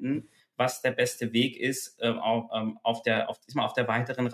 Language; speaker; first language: German; native; German